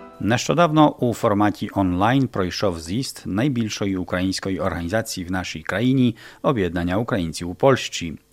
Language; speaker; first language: Ukrainian; native; Ukrainian